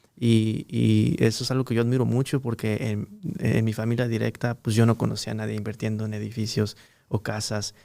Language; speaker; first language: Spanish; early bilingual, heritage; Spanish